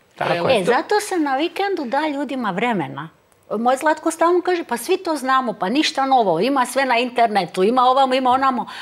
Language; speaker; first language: Croatian; native; Croatian